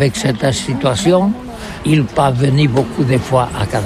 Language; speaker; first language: French; non-native, learner; Catalan